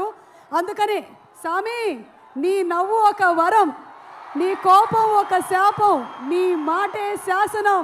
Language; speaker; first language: Telugu; native; Telugu